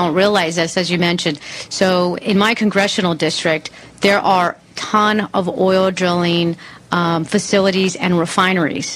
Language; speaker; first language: English; native; English